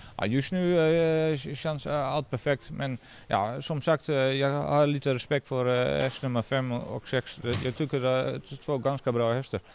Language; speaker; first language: Swedish; non-native, learner; Dutch